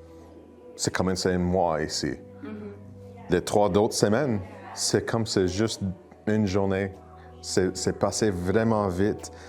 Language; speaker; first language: French; non-native, learner; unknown